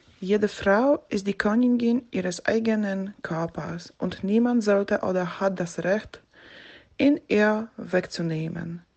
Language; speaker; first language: German; non-native, fluent; Polish